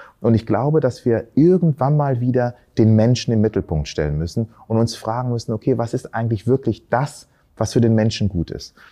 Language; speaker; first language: German; early bilingual, other home language; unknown